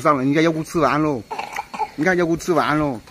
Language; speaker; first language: Chinese; native; Chinese